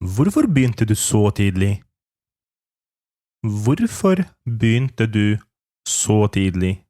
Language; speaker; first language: Norwegian; non-native, fluent; Polish